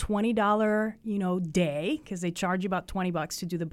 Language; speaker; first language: English; early bilingual, other home language; Spanish